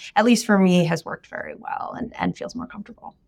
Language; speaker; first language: English; native; English